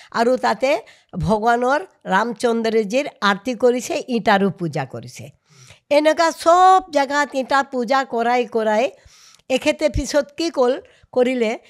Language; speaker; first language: Assamese; non-native, local second language; Hindi